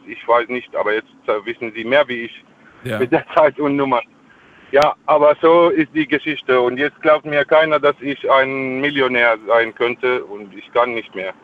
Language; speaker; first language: German; non-native, fluent; Arabic